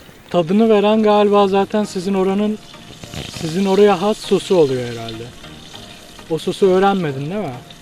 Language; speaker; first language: Turkish; native; Turkish